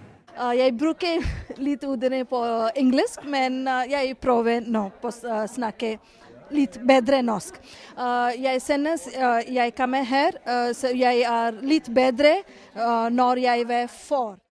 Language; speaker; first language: Norwegian; non-native, learner; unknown